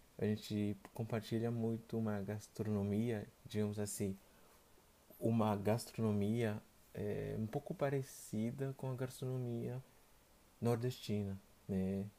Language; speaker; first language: Portuguese; non-native, fluent; Haitian Creole